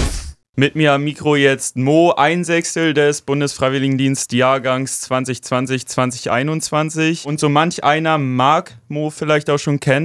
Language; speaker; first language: German; native; German